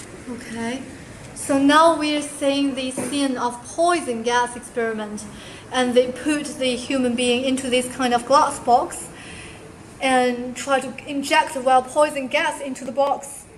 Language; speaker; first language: English; non-native, fluent; Chinese